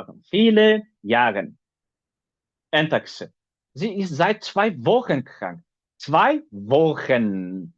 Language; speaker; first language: German; non-native, fluent; Turkish